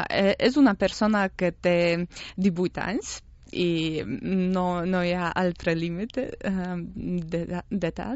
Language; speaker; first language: Catalan; non-native, fluent; Russian